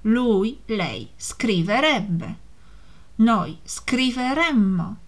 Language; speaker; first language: Italian; non-native, fluent; Polish